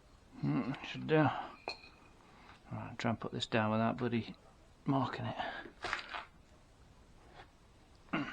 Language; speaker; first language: English; native; English